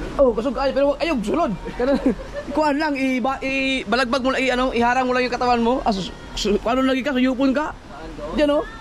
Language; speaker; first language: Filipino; non-native, local second language; Cebuano